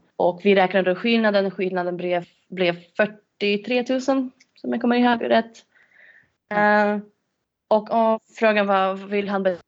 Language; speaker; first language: Swedish; non-native, fluent; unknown